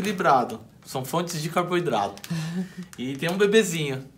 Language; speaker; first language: Portuguese; native; Portuguese